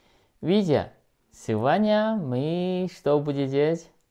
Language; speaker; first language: Russian; non-native, learner; Chinese